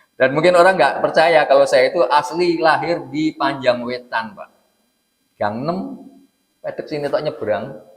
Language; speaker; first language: Indonesian; non-native, local second language; Javanese